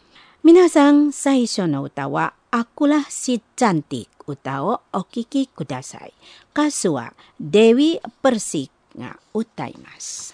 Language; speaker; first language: Japanese; non-native, fluent; Indonesian